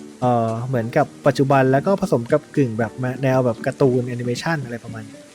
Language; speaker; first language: Thai; native; Thai